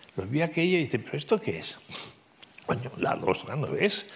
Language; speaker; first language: Spanish; native; Spanish